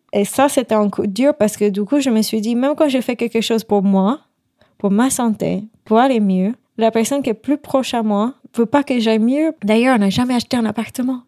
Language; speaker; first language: French; non-native, fluent; Spanish